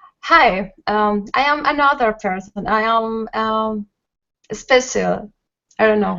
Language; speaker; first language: English; non-native, learner; Spanish